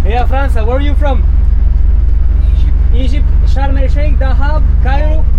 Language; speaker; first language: English; non-native, learner; French